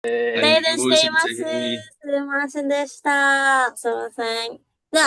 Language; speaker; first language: Japanese; non-native, fluent; Indonesian